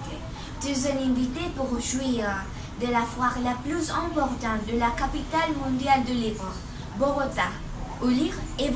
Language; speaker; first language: French; non-native, learner; Spanish